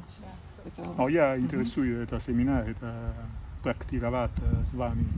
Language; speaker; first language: Russian; non-native, learner; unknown